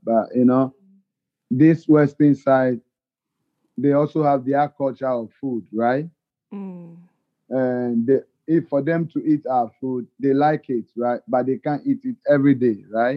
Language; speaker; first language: English; non-native, local second language; Ga